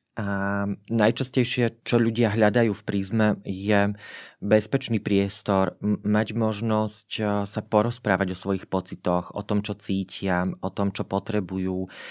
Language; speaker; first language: Slovak; native; Slovak